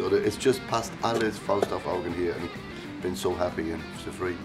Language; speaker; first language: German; non-native, fluent; English